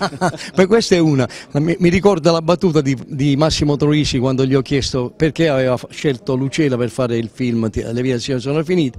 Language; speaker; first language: Italian; native; Italian